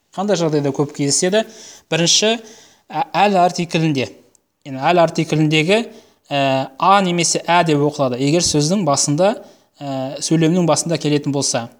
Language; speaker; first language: Kazakh; native; Kazakh